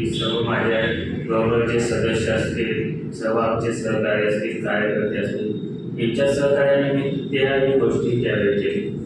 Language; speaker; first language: Marathi; native; Marathi